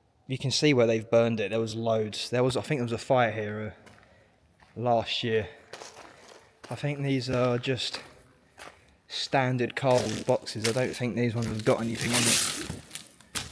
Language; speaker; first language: English; native; English